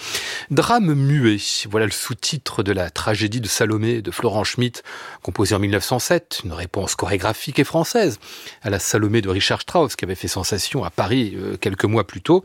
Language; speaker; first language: French; native; French